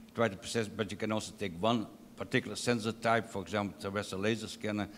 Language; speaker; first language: English; non-native, fluent; Dutch